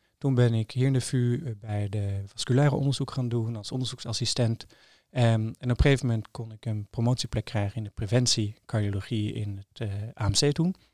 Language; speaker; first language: Dutch; non-native, fluent; Norwegian